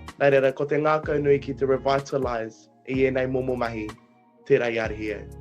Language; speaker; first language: Māori; non-native, local second language; English